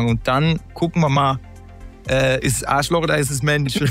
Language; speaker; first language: German; native; German